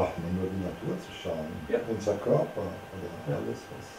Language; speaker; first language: German; non-native, fluent; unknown